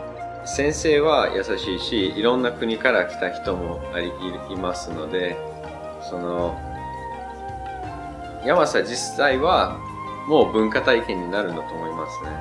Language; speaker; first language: Japanese; non-native, fluent; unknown